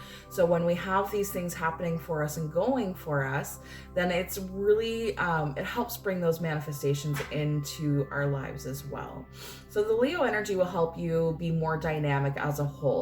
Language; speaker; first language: English; native; English